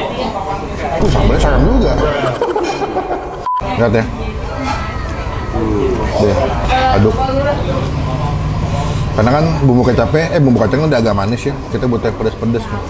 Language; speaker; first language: Indonesian; native; Indonesian